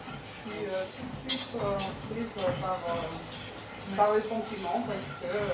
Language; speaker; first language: French; non-native, fluent; Portuguese